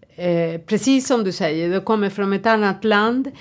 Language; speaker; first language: Swedish; non-native, fluent; Spanish